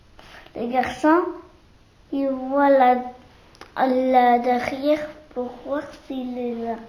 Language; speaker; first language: French; non-native, learner; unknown